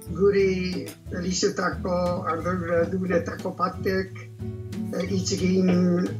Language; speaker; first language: Basque; non-native, fluent; English